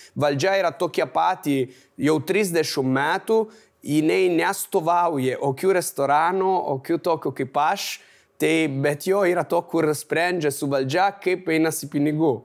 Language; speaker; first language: Lithuanian; non-native, fluent; Italian